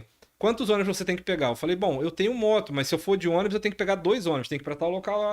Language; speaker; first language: Portuguese; native; Portuguese